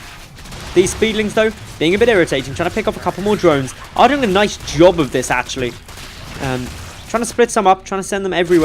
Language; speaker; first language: English; native; English